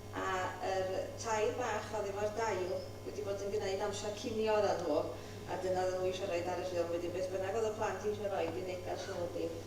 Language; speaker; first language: Welsh; native; Welsh